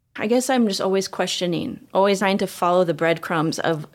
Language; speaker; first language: English; native; English